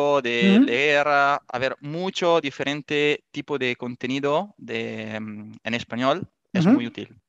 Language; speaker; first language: Spanish; non-native, learner; Italian